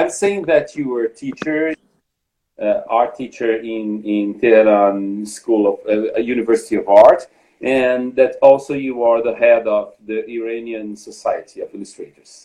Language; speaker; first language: English; non-native, fluent; Portuguese